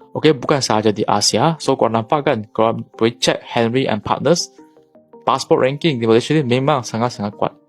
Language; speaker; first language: Malay; native; Malay